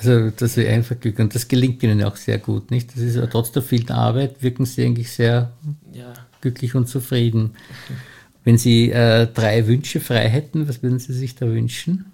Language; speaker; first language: German; native; German